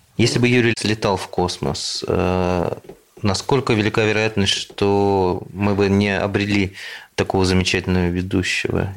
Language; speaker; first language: Russian; native; Russian